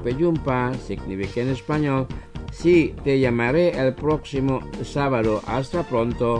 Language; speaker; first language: Spanish; non-native, fluent; Indonesian